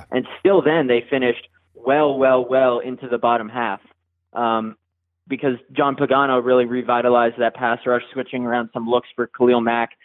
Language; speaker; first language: English; native; English